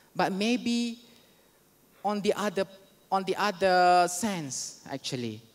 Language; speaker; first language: English; non-native, local second language; Malay